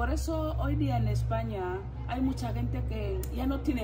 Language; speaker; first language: Spanish; non-native, fluent; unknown